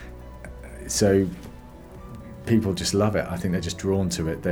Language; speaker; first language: English; native; English